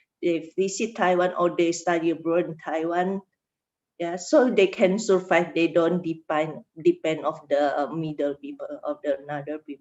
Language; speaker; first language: English; non-native, learner; Indonesian